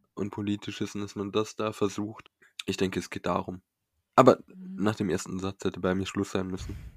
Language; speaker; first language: German; native; German